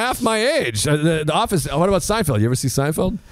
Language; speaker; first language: English; native; English